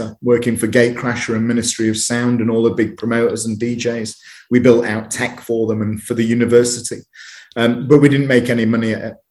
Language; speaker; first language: English; native; English